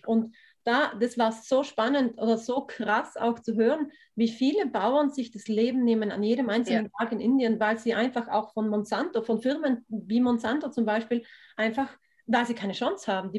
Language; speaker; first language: German; native; German